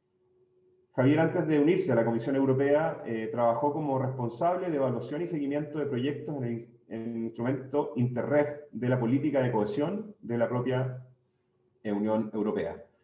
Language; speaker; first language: Spanish; native; Spanish